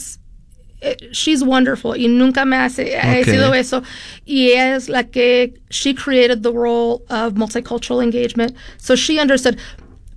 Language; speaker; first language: Spanish; early bilingual, heritage; Spanish